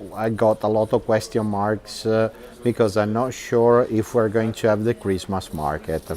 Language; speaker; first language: English; non-native, fluent; Italian